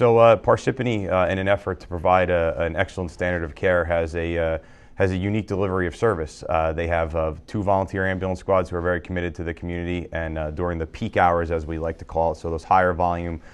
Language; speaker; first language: English; native; English